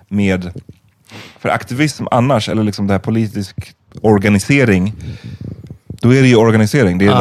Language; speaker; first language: Swedish; native; Swedish